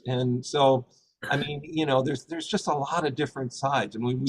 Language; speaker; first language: English; native; English